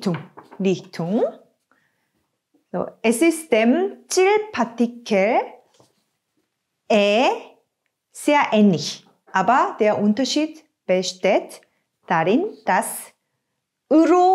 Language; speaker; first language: German; non-native, fluent; Korean